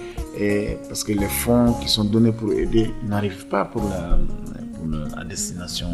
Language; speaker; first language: French; non-native, local second language; Bambara